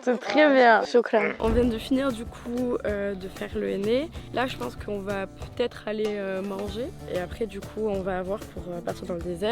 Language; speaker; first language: French; native; French